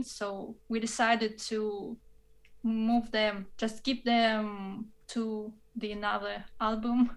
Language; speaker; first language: English; non-native, fluent; Russian